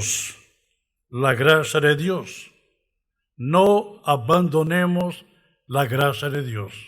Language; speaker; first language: Spanish; non-native, fluent; Portuguese